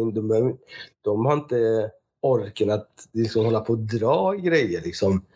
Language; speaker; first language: Swedish; early bilingual, other home language; Persian